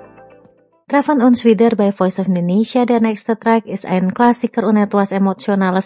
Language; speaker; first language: German; non-native, learner; Indonesian